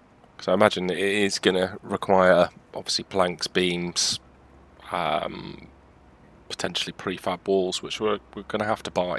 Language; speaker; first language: English; native; English